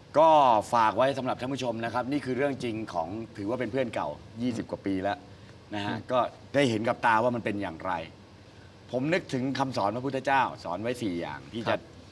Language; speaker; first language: Thai; native; Thai